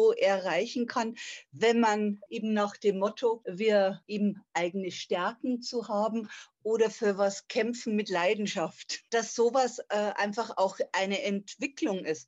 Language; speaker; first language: German; native; German